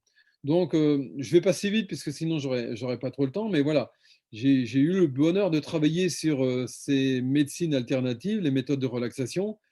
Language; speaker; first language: French; native; French